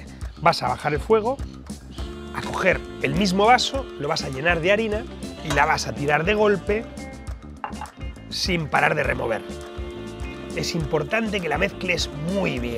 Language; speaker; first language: Spanish; native; Spanish